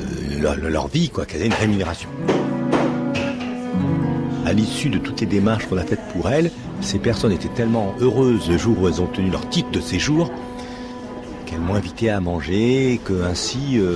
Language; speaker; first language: French; native; French